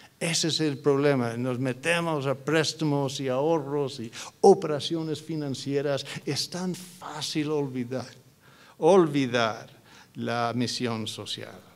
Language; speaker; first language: Spanish; non-native, fluent; English